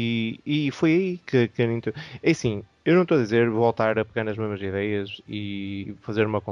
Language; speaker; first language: Portuguese; native; Portuguese